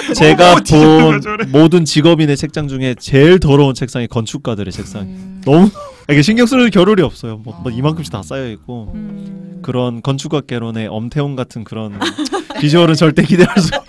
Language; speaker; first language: Korean; native; Korean